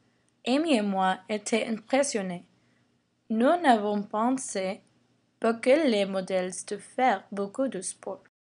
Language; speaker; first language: French; non-native, learner; English